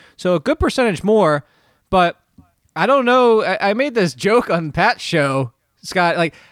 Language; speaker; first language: English; early bilingual, other home language; Polish